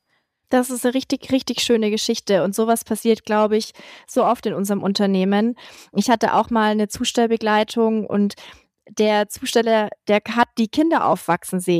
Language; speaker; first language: German; native; German